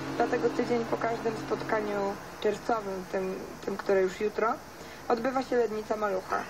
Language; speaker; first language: Polish; native; Polish